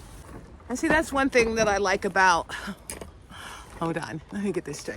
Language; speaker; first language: English; native; English